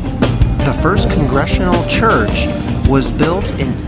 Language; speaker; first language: English; native; English